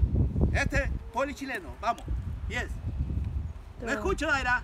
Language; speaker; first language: Spanish; native; Spanish